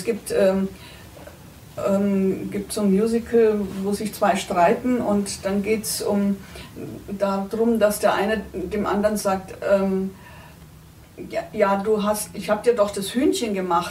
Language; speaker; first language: German; native; German